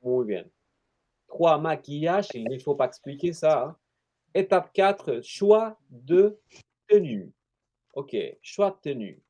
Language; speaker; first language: French; non-native, fluent; Spanish